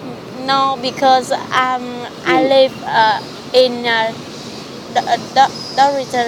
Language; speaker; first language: English; non-native, learner; Vietnamese